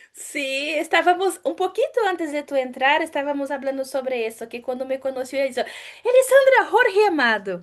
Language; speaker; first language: Spanish; non-native, fluent; Portuguese